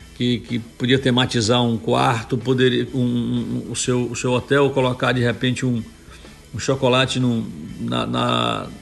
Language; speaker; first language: Portuguese; native; Portuguese